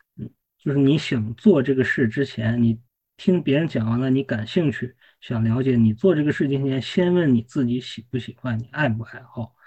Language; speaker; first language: Chinese; native; Chinese